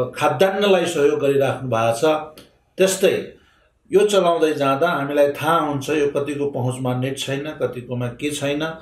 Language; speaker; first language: Nepali; non-native, local second language; Maithili